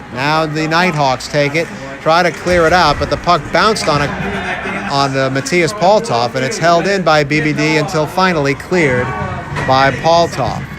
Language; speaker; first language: English; native; English